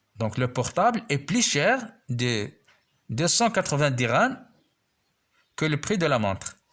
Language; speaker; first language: French; non-native, local second language; Arabic